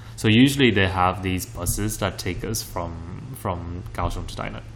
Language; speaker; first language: English; non-native, fluent; Chinese